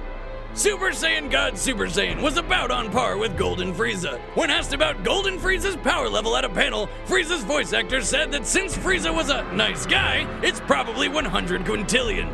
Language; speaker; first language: English; native; English